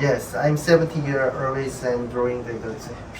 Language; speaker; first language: English; non-native, learner; Korean